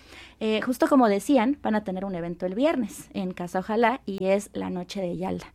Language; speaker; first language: Spanish; native; Spanish